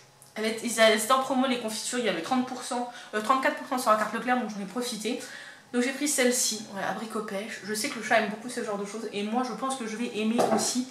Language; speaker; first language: French; native; French